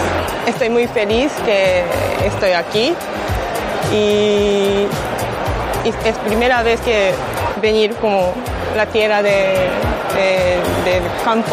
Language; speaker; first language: Spanish; non-native, learner; Japanese